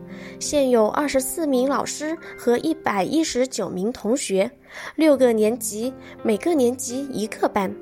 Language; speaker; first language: Chinese; native; Chinese